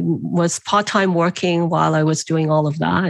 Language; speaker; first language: English; non-native, local second language; Cantonese